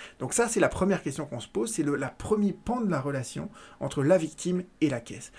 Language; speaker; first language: French; native; French